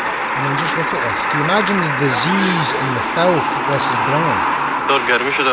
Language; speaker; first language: English; native; English